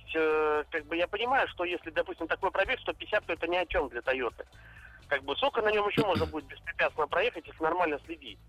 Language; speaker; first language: Russian; native; Russian